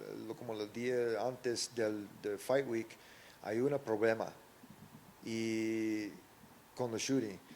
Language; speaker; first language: Spanish; early bilingual, heritage; English